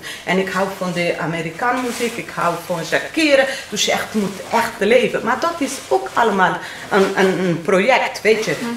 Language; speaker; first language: Dutch; non-native, learner; Portuguese